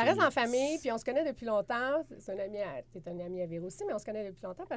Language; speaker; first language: French; native; French